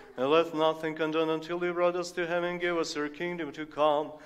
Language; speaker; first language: English; non-native, fluent; Ukrainian